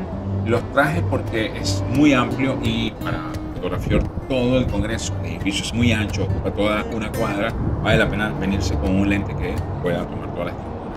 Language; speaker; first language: Spanish; native; Spanish